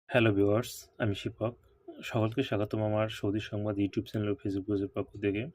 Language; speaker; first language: Bangla; native; Bangla